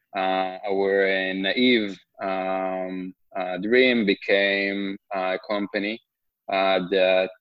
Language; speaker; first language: English; non-native, fluent; Hebrew